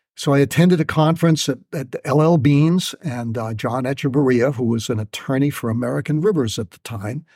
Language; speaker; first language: English; native; English